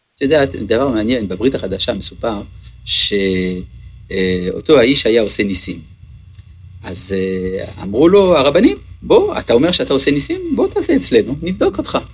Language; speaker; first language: Hebrew; early bilingual, other home language; French